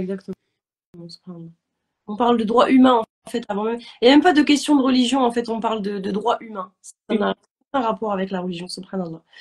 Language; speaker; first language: French; native; French